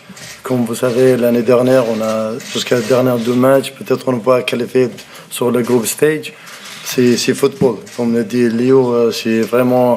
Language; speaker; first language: French; non-native, learner; Arabic